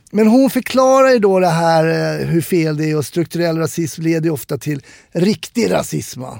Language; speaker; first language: Swedish; native; Swedish